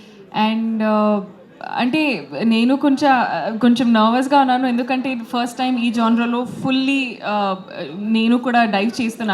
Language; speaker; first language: Telugu; non-native, local second language; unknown